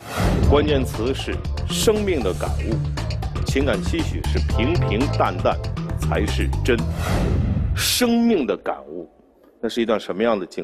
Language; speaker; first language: Chinese; native; Chinese